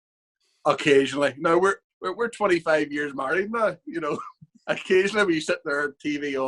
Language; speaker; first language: English; native; English